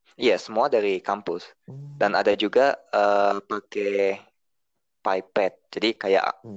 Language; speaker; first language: Indonesian; early bilingual, heritage; Indonesian